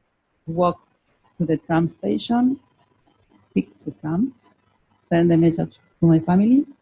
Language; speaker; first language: English; non-native, fluent; Spanish